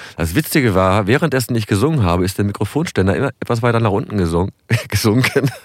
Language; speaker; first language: German; native; German